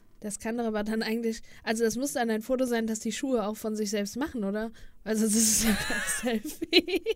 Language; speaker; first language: German; native; German